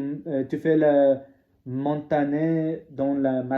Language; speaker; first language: French; non-native, learner; English